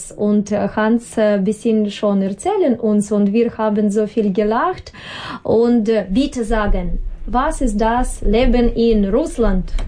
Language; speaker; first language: German; non-native, learner; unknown